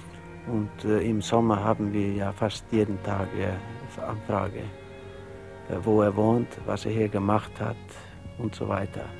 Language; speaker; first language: German; non-native, learner; Norwegian